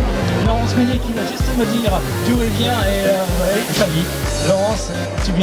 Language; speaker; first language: French; native; French